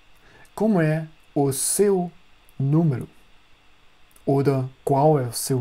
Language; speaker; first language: Portuguese; non-native, fluent; German